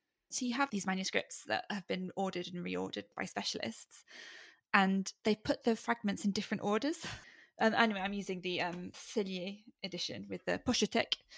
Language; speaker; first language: English; native; English